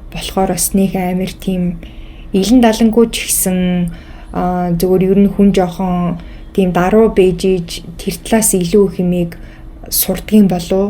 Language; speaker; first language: Mongolian; early bilingual, heritage; Mongolian